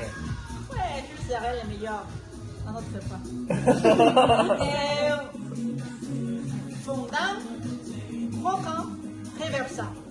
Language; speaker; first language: French; non-native, learner; Spanish